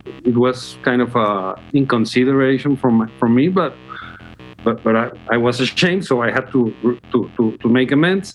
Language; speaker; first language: English; non-native, fluent; Spanish